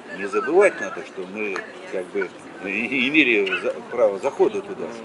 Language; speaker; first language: Russian; native; Russian